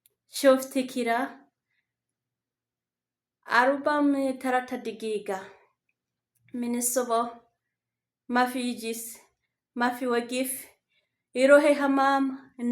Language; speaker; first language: Arabic; non-native, learner; Kinyarwanda